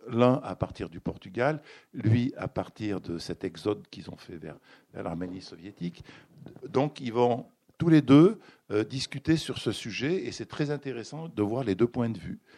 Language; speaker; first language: French; native; French